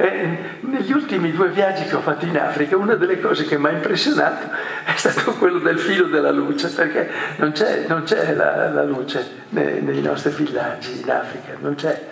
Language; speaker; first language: Italian; native; Italian